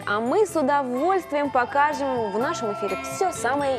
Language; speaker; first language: Russian; native; Russian